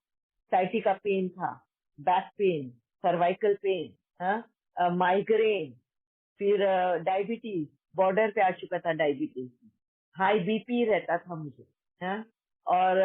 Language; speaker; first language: Hindi; native; Hindi